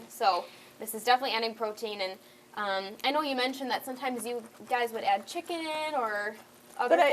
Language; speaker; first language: English; native; English